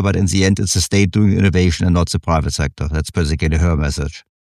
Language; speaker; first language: English; non-native, fluent; German